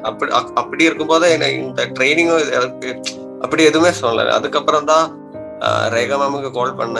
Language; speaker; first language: Tamil; non-native, learner; Malayalam